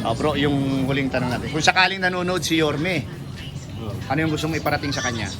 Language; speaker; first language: Filipino; native; Filipino